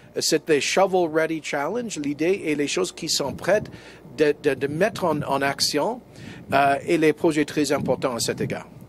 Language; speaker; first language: French; non-native, fluent; English